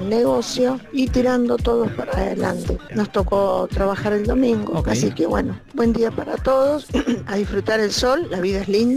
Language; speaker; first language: Spanish; native; Spanish